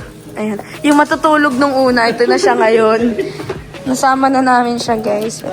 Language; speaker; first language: Filipino; native; Filipino